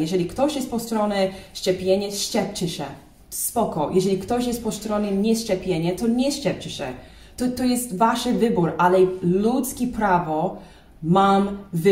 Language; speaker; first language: Polish; non-native, learner; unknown